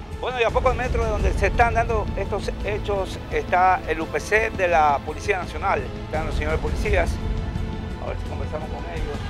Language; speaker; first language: Spanish; native; Spanish